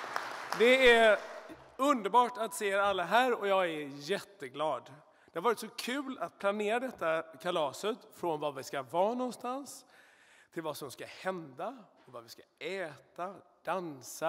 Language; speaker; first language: Swedish; native; Swedish